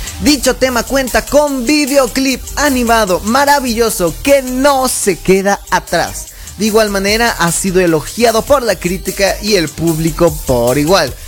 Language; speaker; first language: Spanish; native; Spanish